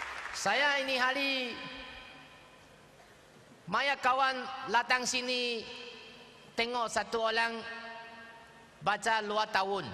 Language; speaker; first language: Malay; non-native, local second language; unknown